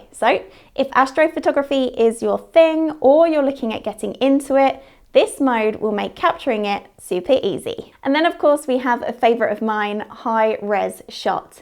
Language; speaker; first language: English; native; English